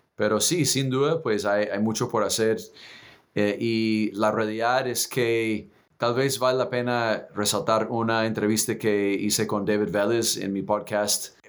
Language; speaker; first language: Spanish; non-native, fluent; English